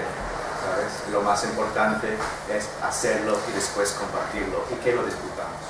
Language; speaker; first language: Spanish; non-native, fluent; English